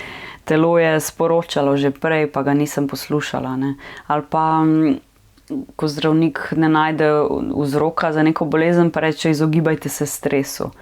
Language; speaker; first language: Slovenian; native; Slovenian